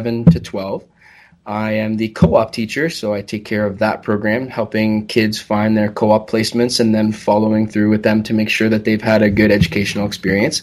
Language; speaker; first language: English; native; English